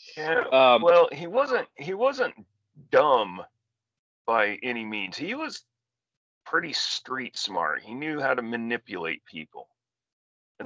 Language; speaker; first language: English; native; English